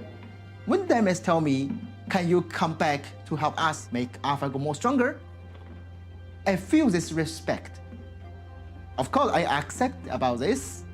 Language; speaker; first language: English; non-native, learner; Chinese